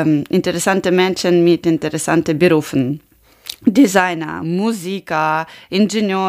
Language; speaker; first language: German; non-native, learner; Ukrainian